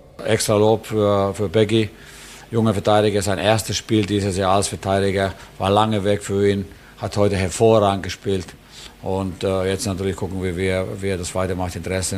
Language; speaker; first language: German; non-native, fluent; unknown